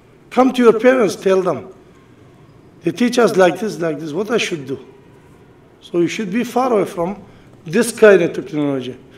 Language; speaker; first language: English; non-native, learner; Arabic